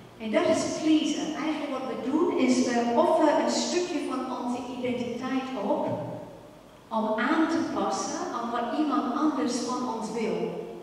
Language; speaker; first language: Dutch; non-native, fluent; English